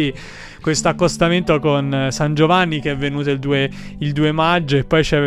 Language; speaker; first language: Italian; native; Italian